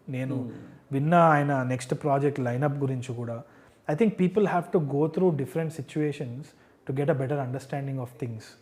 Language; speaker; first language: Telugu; native; Telugu